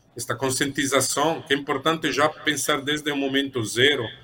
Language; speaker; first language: Portuguese; non-native, fluent; Italian